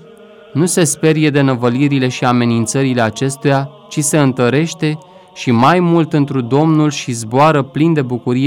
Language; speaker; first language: Romanian; native; Romanian